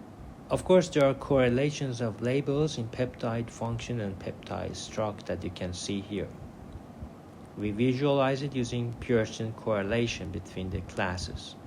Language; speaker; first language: English; non-native, fluent; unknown